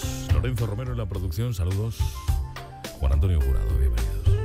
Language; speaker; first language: Spanish; native; Spanish